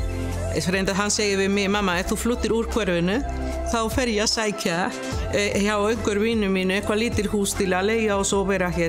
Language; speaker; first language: Icelandic; non-native, fluent; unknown